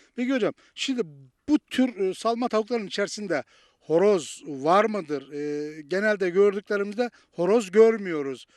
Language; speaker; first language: Turkish; native; Turkish